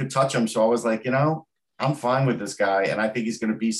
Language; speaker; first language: English; native; English